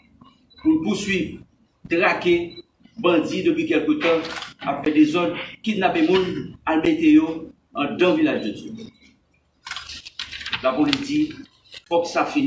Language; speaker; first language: French; non-native, local second language; Haitian Creole